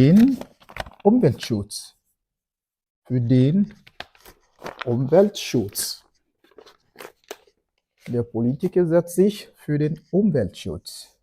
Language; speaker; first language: German; non-native, fluent; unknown